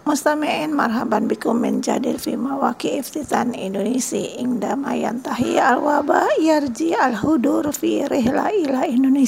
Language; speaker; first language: Arabic; non-native, learner; Indonesian